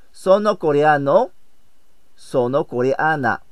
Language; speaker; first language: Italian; non-native, learner; Korean